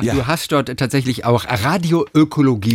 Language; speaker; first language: German; native; German